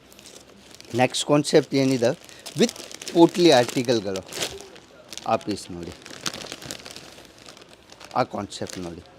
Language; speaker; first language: Kannada; non-native, fluent; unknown